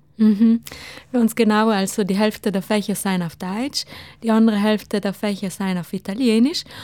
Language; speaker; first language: German; non-native, local second language; Ladin